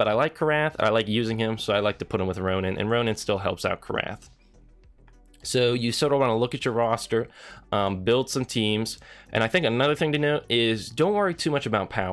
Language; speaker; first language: English; native; English